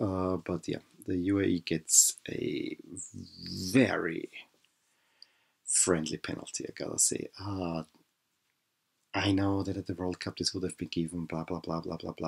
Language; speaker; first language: English; non-native, fluent; German